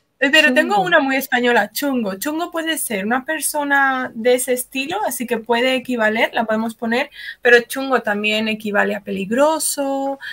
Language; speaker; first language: Spanish; native; Spanish